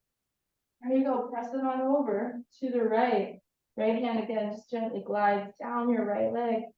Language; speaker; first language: English; native; English